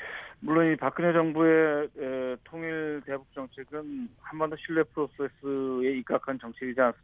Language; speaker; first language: Korean; native; Korean